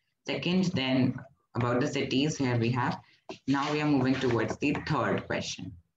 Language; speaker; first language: English; non-native, local second language; Hindi